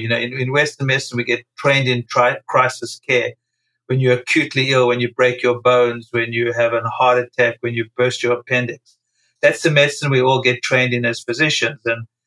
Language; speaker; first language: English; native; English